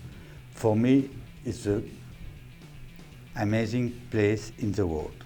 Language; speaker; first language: English; non-native, learner; French